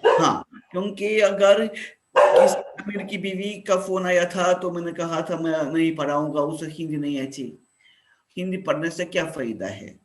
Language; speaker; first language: Hindi; non-native, fluent; Russian